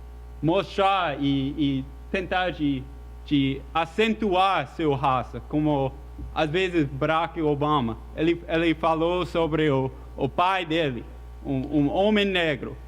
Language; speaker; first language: Portuguese; non-native, fluent; English